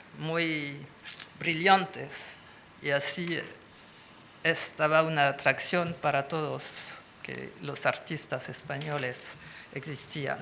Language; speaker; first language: Spanish; non-native, fluent; French